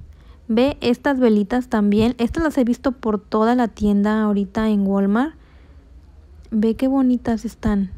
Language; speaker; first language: Spanish; native; Spanish